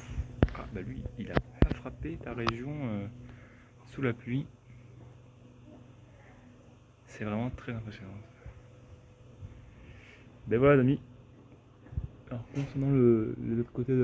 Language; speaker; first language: French; native; French